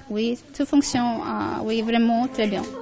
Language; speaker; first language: French; non-native, local second language; Dutch